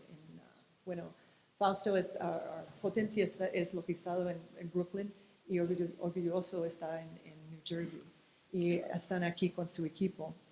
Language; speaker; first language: Spanish; non-native, fluent; English